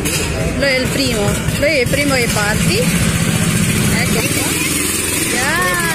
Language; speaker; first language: Italian; non-native, learner; Filipino